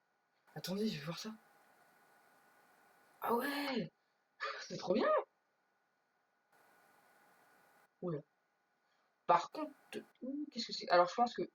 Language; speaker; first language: French; native; French